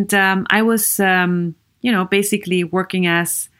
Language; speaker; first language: English; non-native, fluent; German